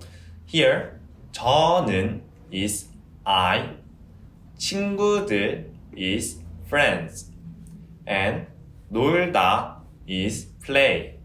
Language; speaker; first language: English; non-native, fluent; Korean